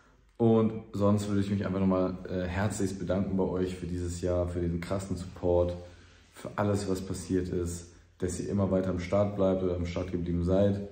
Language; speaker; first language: German; native; German